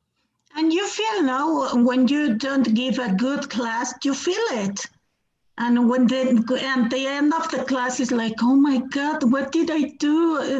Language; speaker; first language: English; non-native, fluent; Spanish